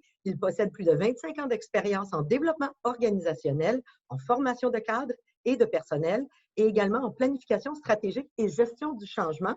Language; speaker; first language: French; native; French